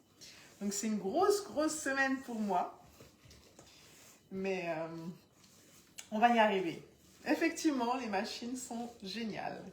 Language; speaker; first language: French; native; French